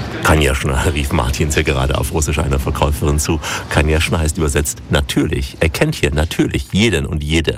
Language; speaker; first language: German; native; German